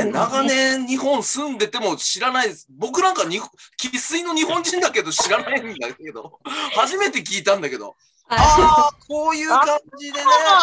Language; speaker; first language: Japanese; native; Japanese